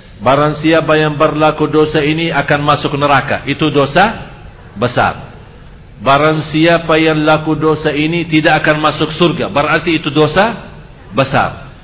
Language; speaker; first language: Indonesian; non-native, fluent; Arabic